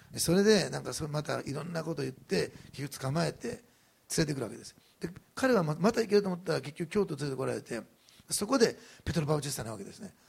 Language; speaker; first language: Japanese; native; Japanese